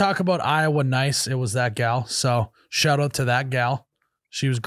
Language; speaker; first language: English; native; English